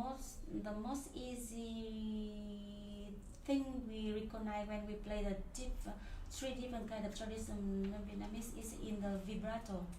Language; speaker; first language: English; non-native, learner; Vietnamese